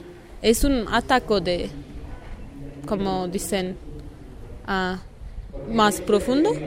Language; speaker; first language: Spanish; non-native, learner; Kurdish